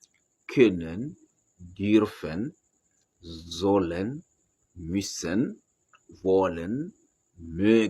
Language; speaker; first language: German; non-native, fluent; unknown